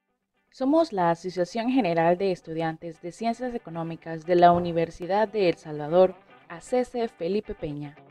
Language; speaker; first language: Spanish; native; Spanish